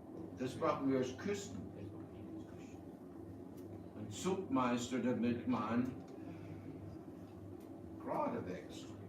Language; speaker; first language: German; early bilingual, heritage; English